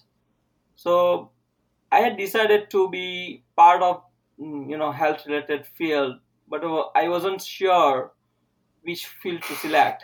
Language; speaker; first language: English; non-native, local second language; Gujarati